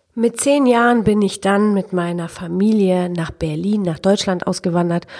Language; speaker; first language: German; early bilingual, other home language; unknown